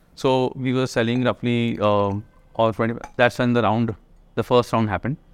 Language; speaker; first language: English; non-native, local second language; Hindi